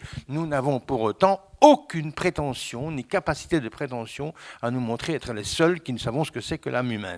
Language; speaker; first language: French; native; French